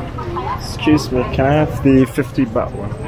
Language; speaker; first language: English; non-native, learner; Burmese